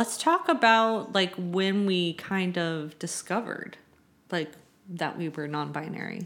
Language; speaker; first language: English; native; English